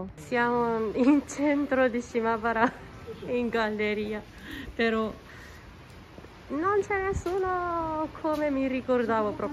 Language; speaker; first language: Italian; non-native, fluent; Japanese